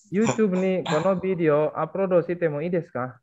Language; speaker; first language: Japanese; non-native, fluent; Indonesian